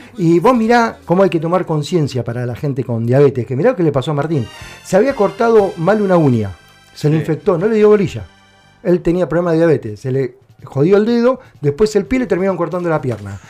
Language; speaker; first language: Spanish; native; Spanish